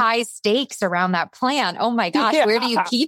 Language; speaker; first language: English; native; English